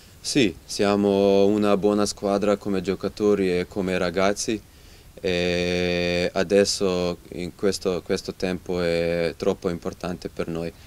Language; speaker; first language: Italian; non-native, learner; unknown